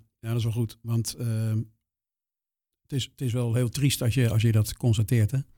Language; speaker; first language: Dutch; native; Dutch